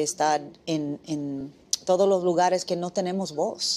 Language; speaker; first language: Spanish; non-native, fluent; English